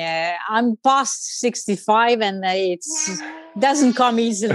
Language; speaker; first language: English; non-native, learner; French